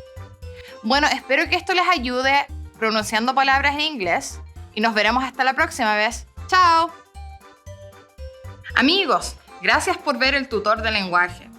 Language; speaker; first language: Spanish; non-native, fluent; English